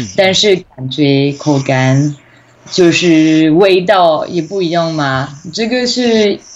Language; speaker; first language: Chinese; non-native, fluent; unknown